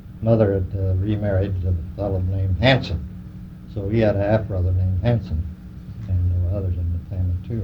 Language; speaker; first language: English; native; English